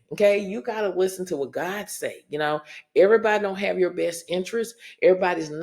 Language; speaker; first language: English; native; English